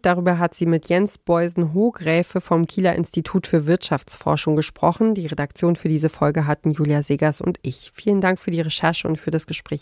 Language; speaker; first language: German; native; German